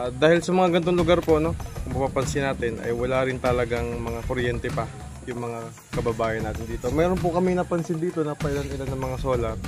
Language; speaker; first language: Filipino; native; Filipino